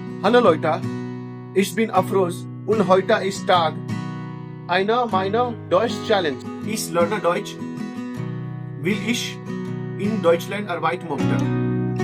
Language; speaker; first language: German; non-native, learner; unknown